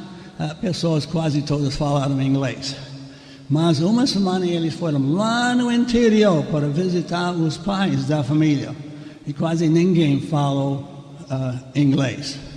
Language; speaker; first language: Portuguese; non-native, fluent; English